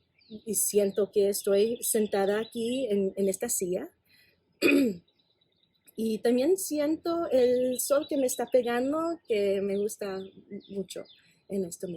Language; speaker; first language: Spanish; non-native, fluent; English